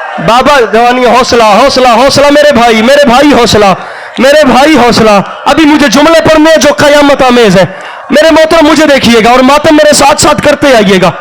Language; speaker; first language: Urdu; non-native, local second language; Punjabi